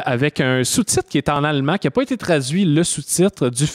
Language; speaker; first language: French; native; French